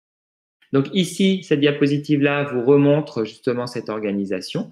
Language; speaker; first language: French; native; French